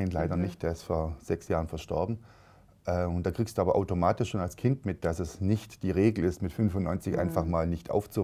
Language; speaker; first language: German; native; German